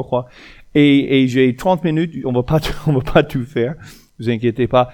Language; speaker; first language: French; non-native, fluent; English